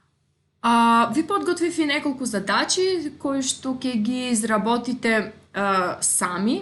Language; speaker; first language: Macedonian; native; Macedonian